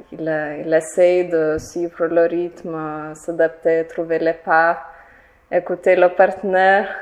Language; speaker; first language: French; non-native, fluent; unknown